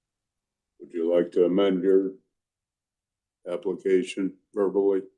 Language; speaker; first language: English; native; English